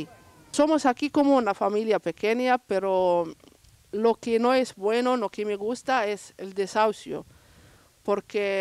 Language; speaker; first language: Spanish; non-native, learner; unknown